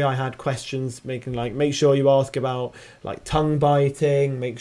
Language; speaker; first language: English; native; English